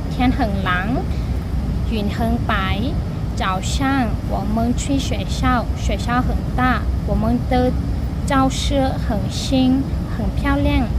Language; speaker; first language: Chinese; non-native, learner; Burmese